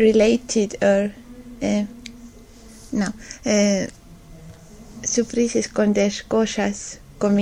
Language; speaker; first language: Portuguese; non-native, learner; Estonian